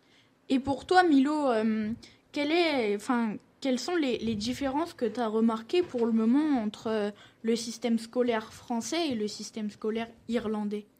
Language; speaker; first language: French; native; French